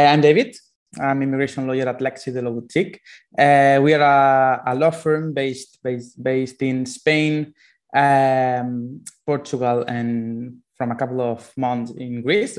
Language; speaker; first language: English; non-native, fluent; Spanish